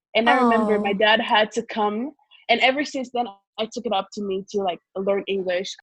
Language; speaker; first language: English; early bilingual, other home language; Kongo